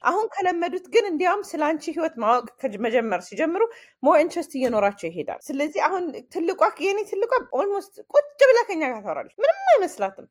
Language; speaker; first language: Amharic; early bilingual, heritage; Amharic